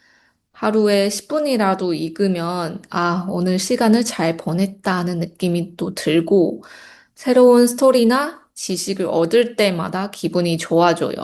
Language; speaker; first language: Korean; non-native, fluent; Chinese